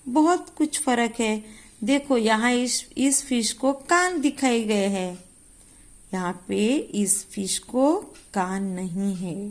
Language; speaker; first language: Hindi; non-native, local second language; Marathi